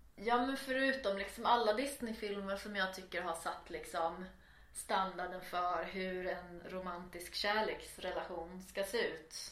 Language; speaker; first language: Swedish; native; Swedish